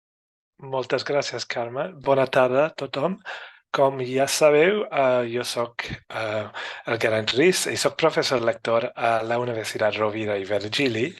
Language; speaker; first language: Catalan; non-native, fluent; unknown